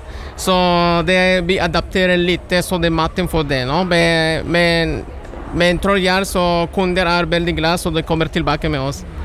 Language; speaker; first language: Norwegian; non-native, learner; Spanish